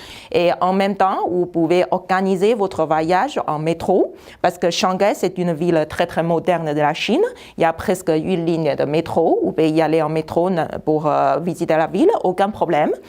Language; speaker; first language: French; non-native, fluent; Chinese